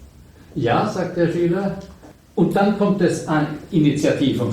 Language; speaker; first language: German; non-native, learner; Swedish